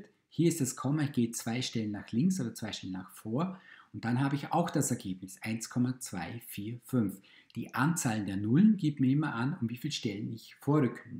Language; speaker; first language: German; native; German